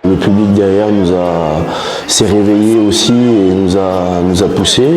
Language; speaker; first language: French; native; French